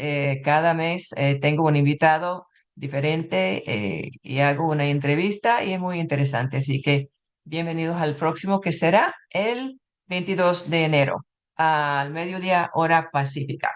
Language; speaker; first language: Spanish; non-native, fluent; English